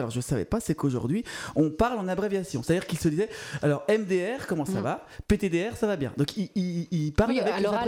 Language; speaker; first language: French; native; French